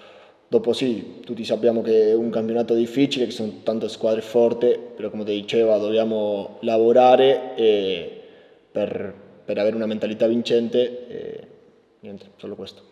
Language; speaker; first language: Italian; non-native, learner; Spanish